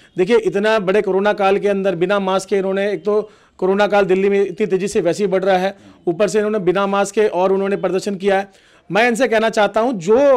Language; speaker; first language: Hindi; native; Hindi